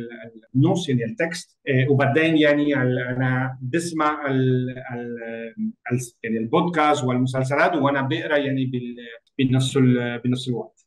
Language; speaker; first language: Arabic; non-native, learner; Spanish